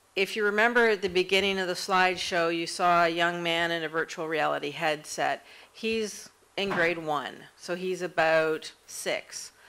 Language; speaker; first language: English; native; English